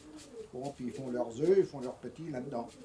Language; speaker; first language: French; native; French